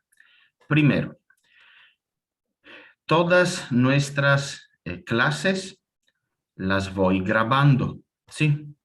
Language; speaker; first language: Spanish; non-native, fluent; Italian